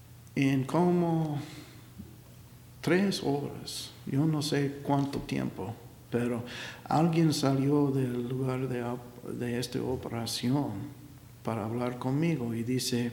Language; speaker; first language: Spanish; non-native, learner; English